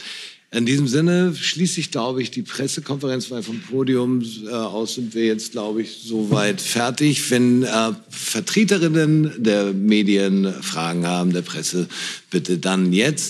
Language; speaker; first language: German; native; German